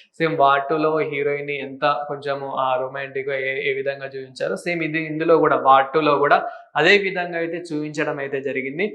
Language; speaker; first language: Telugu; native; Telugu